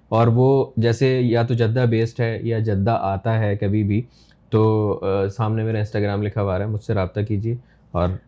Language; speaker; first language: Urdu; native; Urdu